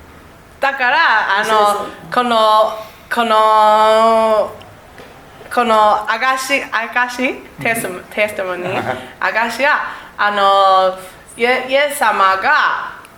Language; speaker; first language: Japanese; non-native, learner; Chinese